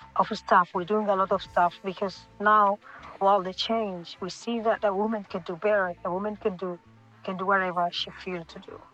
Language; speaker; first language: English; non-native, local second language; Swahili